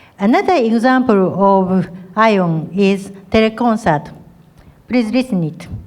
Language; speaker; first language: English; non-native, fluent; Japanese